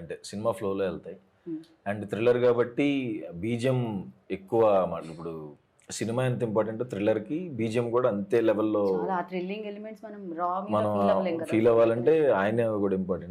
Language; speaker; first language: Telugu; native; Telugu